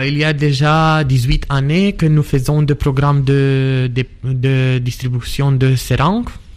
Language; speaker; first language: French; non-native, learner; Romanian